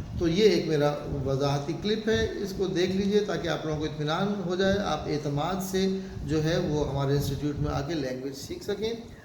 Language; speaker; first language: Urdu; native; Urdu